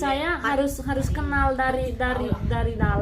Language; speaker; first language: Indonesian; non-native, fluent; Spanish